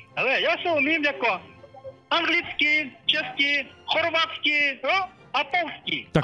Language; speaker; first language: Czech; non-native, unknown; Ukrainian